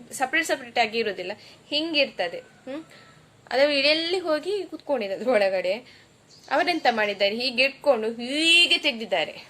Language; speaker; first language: Kannada; non-native, local second language; Tulu